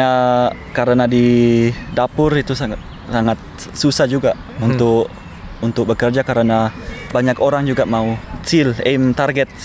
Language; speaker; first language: Indonesian; early bilingual, heritage; Indonesian